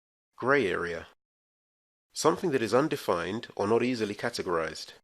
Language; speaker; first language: English; native; English